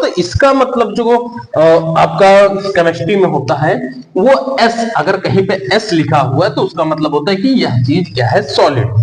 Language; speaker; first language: Hindi; native; Hindi